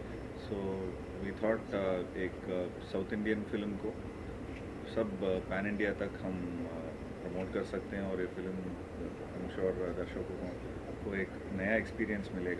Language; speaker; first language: Hindi; non-native, local second language; Tamil